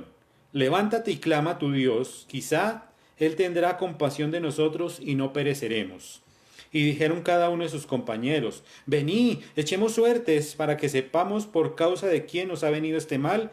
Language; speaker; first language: Spanish; native; Spanish